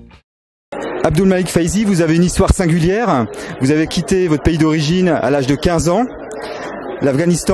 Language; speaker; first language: French; native; French